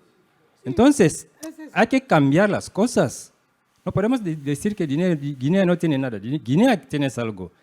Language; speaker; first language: Spanish; non-native, fluent; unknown